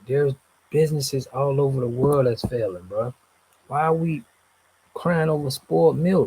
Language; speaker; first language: English; native; English